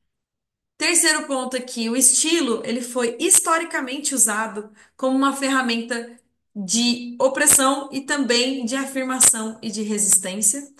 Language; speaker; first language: Portuguese; native; Portuguese